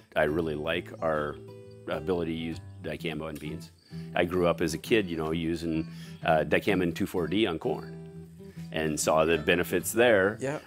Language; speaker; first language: English; native; English